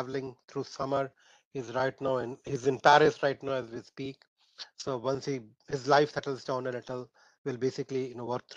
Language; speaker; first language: English; non-native, local second language; Hindi